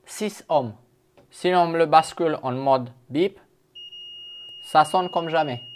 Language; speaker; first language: French; non-native, fluent; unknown